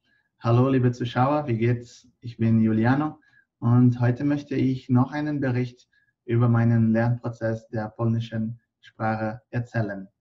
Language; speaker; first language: German; non-native, fluent; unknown